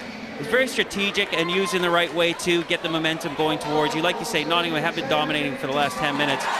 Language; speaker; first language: English; native; English